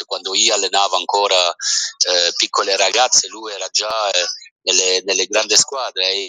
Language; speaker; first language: Italian; early bilingual, heritage; French